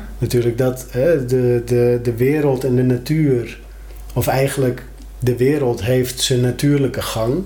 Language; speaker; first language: Dutch; native; Dutch